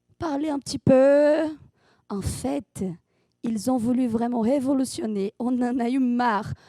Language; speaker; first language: French; non-native, fluent; Portuguese